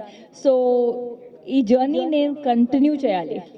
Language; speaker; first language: Telugu; non-native, fluent; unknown